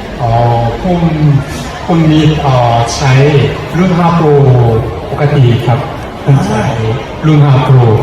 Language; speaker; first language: Thai; non-native, learner; Korean